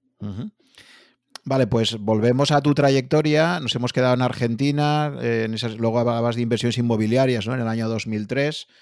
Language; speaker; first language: Spanish; native; Spanish